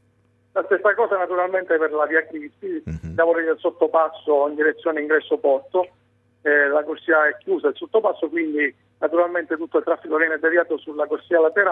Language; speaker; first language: Italian; native; Italian